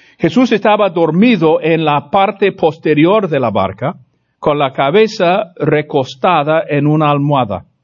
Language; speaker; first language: Spanish; non-native, fluent; English